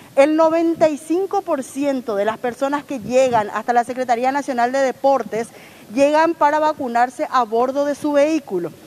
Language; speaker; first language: Spanish; native; Spanish